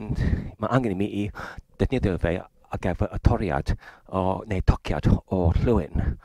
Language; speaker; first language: Welsh; non-native, learner; English